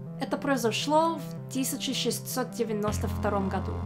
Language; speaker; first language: Russian; non-native, learner; English